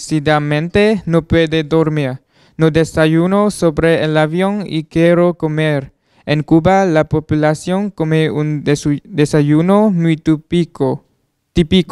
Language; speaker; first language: Spanish; non-native, learner; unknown